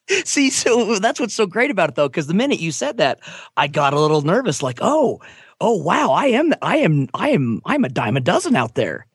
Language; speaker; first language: English; native; English